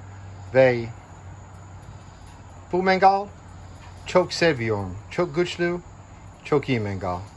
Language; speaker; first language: Turkish; non-native, learner; English